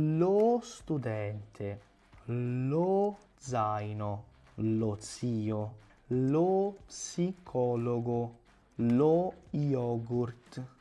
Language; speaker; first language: Italian; non-native, fluent; Portuguese